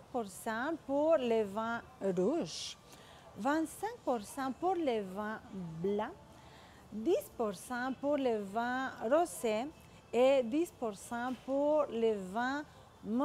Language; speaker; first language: French; non-native, fluent; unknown